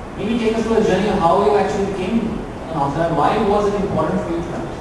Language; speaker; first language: English; non-native, local second language; Kannada